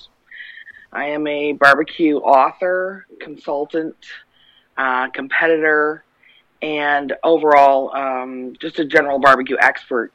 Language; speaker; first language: English; native; English